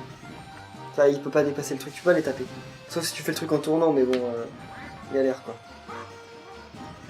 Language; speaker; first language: French; native; French